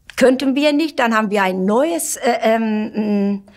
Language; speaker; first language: German; non-native, fluent; Turkish